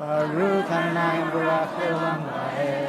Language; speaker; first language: English; native; English